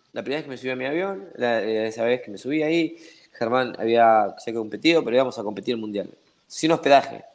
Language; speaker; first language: Spanish; native; Spanish